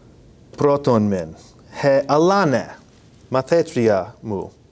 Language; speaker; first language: Greek; non-native, fluent; English